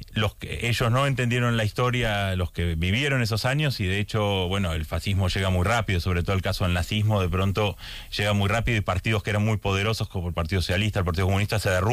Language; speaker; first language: Spanish; native; Spanish